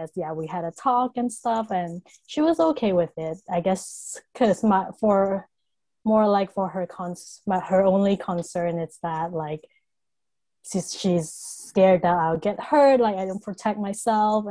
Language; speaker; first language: English; non-native, local second language; Cantonese